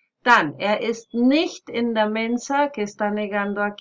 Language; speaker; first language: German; non-native, fluent; Spanish